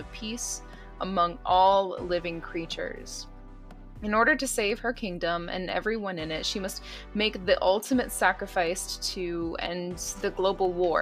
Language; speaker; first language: English; native; English